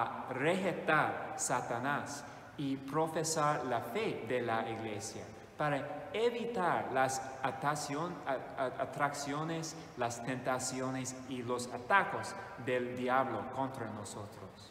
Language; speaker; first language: Spanish; non-native, fluent; English